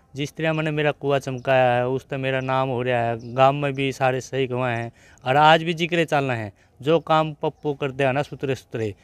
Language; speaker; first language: Hindi; native; Hindi